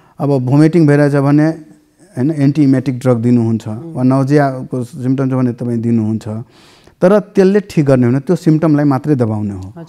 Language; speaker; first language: Nepali; non-native, local second language; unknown